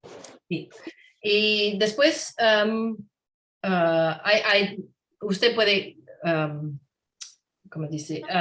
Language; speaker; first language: Spanish; non-native, learner; English